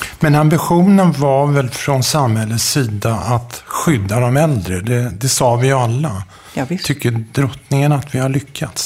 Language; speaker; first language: Swedish; native; Swedish